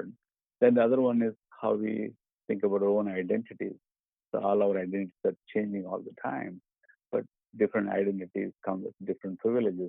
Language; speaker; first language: English; non-native, local second language; Tamil